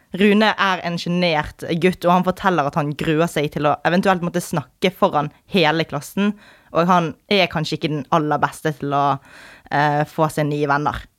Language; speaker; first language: Norwegian; native; Norwegian